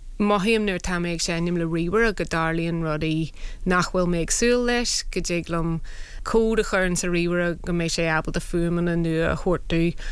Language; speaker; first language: Irish; non-native, local second language; English